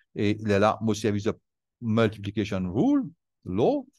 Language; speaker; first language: French; non-native, local second language; Morisyen